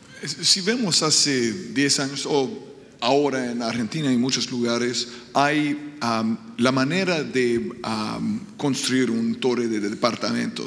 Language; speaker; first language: Spanish; non-native, fluent; English